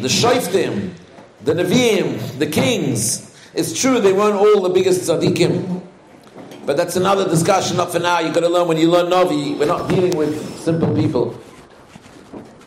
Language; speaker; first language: English; native; English